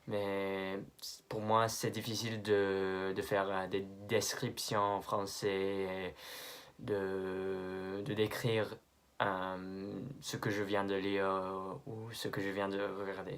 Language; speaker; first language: French; non-native, fluent; English